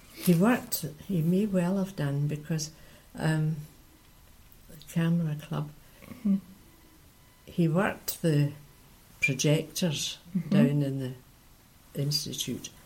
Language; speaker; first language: English; native; English